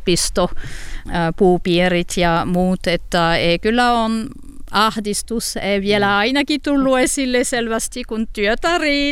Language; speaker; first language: Finnish; non-native, learner; French